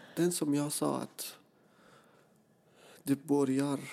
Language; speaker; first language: Swedish; non-native, fluent; Persian